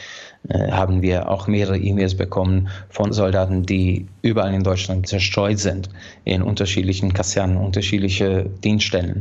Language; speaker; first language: German; non-native, fluent; Hungarian